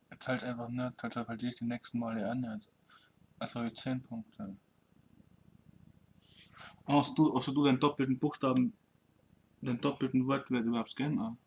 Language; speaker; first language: German; native; German